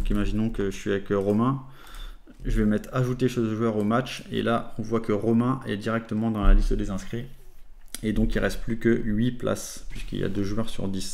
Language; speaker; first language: French; native; French